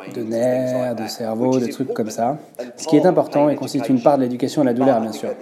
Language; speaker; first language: French; non-native, fluent; English